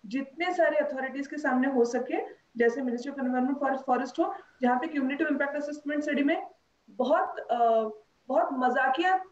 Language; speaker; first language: Hindi; non-native, local second language; Marathi